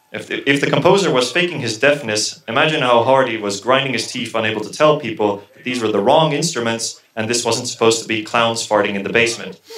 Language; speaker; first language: English; non-native, fluent; Estonian